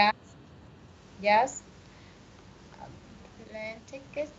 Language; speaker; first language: English; non-native, learner; Vietnamese